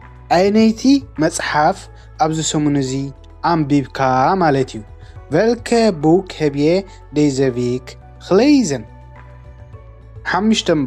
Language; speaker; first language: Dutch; non-native, learner; Tigrinya